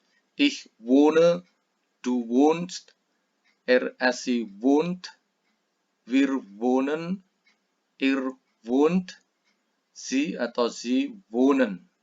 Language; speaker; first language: German; non-native, fluent; Indonesian